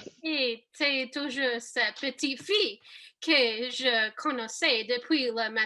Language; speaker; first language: French; non-native, learner; English